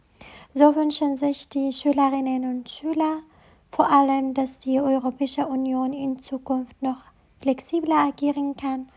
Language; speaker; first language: German; non-native, fluent; Arabic